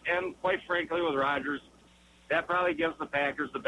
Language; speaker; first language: English; native; English